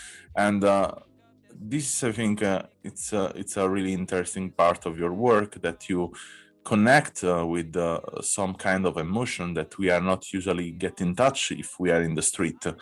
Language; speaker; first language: English; non-native, fluent; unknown